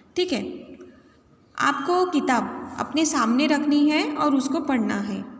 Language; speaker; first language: Hindi; non-native, local second language; Marathi